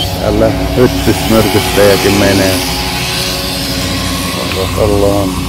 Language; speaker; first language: Finnish; non-native, fluent; Turkish